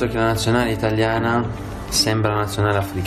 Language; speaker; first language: Italian; early bilingual, other home language; Albanian